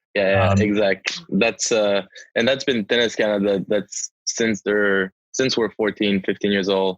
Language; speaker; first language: English; non-native, local second language; French